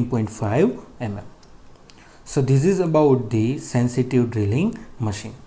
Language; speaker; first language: English; non-native, local second language; Gujarati